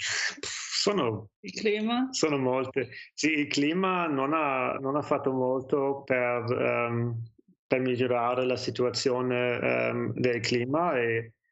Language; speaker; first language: Italian; non-native, learner; German